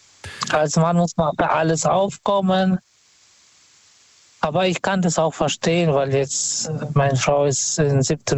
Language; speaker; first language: German; non-native, fluent; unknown